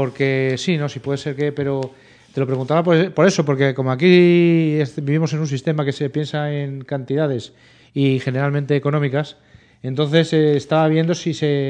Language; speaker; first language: Spanish; native; Spanish